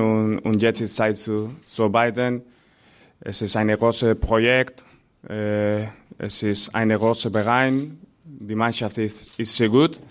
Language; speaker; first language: German; non-native, learner; Spanish